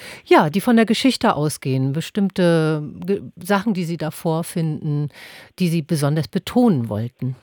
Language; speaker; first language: German; native; German